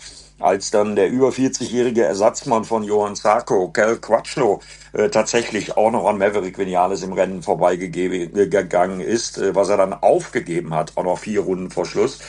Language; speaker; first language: German; native; German